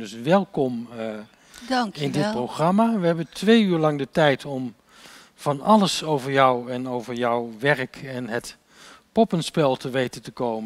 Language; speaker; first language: Dutch; native; Dutch